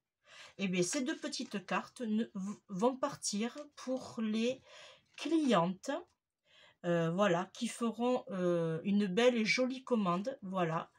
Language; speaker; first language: French; native; French